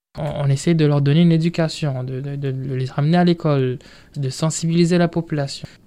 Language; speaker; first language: French; non-native, local second language; Rundi